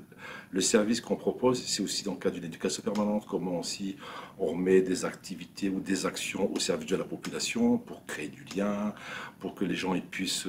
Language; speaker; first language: French; native; French